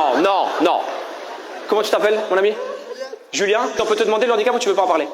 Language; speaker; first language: French; native; French